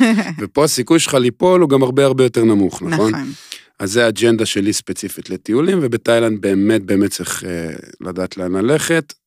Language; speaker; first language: Hebrew; native; Hebrew